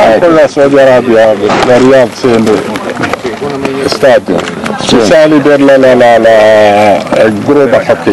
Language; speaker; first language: Italian; non-native, learner; Arabic